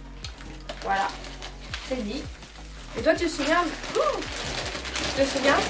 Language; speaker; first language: French; native; French